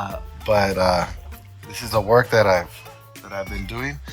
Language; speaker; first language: English; native; English